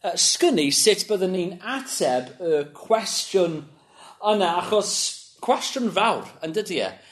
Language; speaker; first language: Welsh; non-native, local second language; English